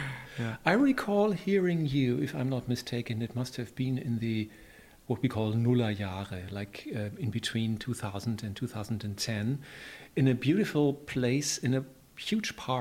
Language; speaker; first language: English; non-native, fluent; German